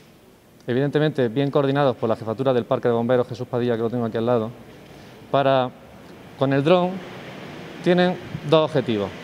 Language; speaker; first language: Spanish; native; Spanish